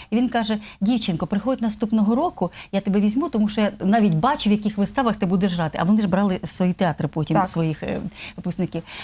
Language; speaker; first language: Ukrainian; native; Ukrainian